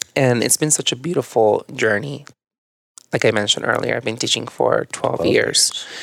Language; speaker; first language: English; early bilingual, other home language; Spanish